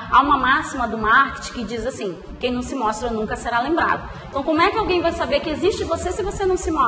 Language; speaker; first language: Portuguese; native; Portuguese